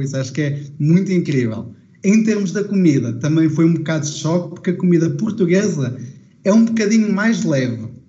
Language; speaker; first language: Portuguese; native; Portuguese